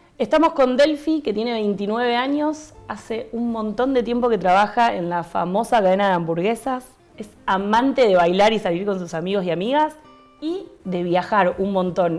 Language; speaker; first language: Spanish; native; Spanish